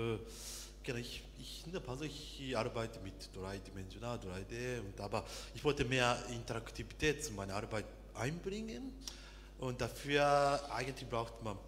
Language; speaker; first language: German; non-native, learner; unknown